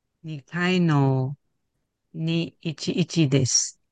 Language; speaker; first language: Japanese; non-native, learner; Chinese